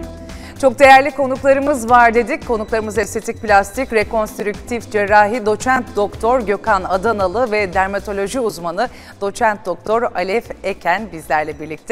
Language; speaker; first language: Turkish; native; Turkish